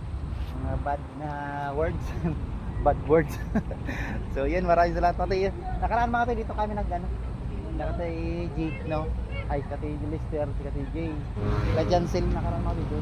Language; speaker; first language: Filipino; native; Filipino